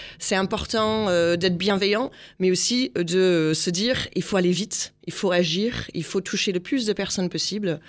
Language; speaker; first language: French; non-native, fluent; English